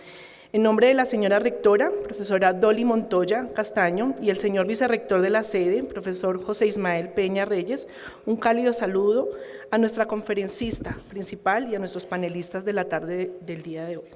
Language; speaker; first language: Spanish; native; Spanish